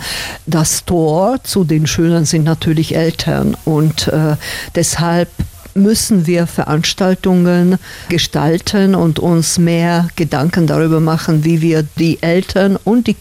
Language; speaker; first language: German; non-native, fluent; Slovak